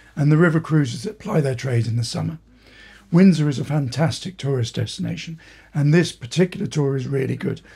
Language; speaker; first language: English; native; English